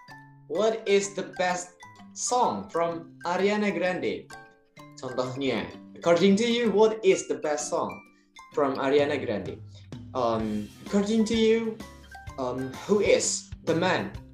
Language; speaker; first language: English; non-native, learner; Indonesian